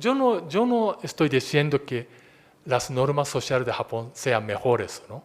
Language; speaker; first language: Spanish; non-native, fluent; Japanese